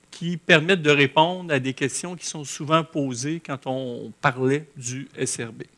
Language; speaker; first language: French; native; French